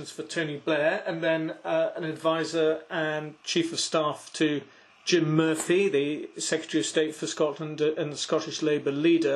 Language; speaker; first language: English; native; English